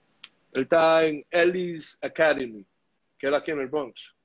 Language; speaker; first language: Spanish; native; Spanish